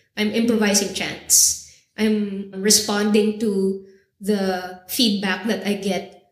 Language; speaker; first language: English; native; English